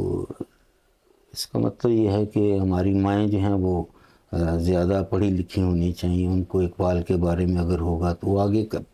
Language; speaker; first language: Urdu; non-native, local second language; Punjabi